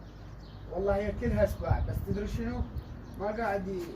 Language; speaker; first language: Arabic; native; Arabic